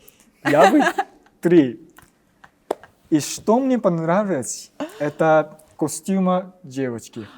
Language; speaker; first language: Russian; non-native, learner; Japanese